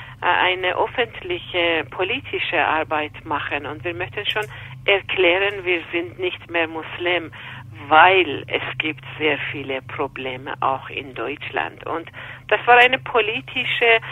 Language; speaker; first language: German; non-native, fluent; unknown